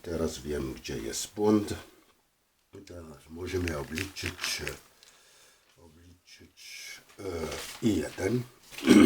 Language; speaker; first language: Polish; non-native, learner; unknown